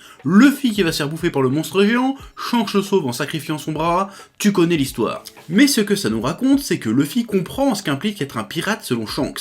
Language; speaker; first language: French; native; French